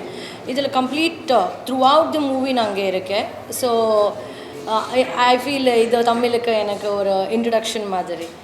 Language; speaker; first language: Tamil; non-native, learner; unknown